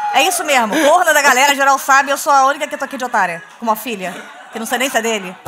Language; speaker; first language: Portuguese; native; Portuguese